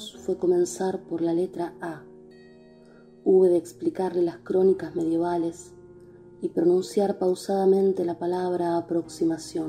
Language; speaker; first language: Spanish; native; Spanish